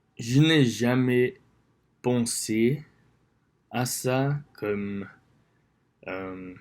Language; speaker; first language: French; non-native, learner; English